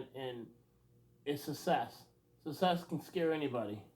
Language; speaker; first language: English; native; English